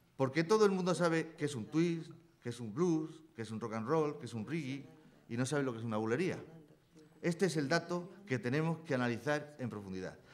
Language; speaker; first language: Spanish; native; Spanish